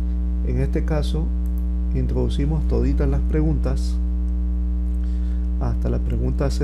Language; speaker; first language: Spanish; native; Spanish